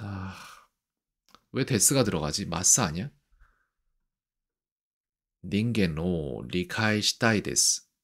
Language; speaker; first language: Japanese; non-native, learner; Korean